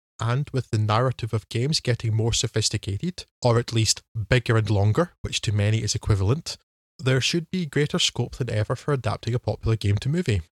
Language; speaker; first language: English; native; English